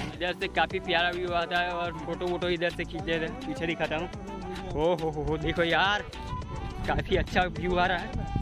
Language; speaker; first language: Hindi; non-native, local second language; Gujarati